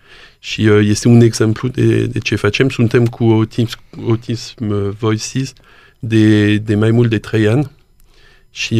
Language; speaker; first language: Romanian; non-native, learner; French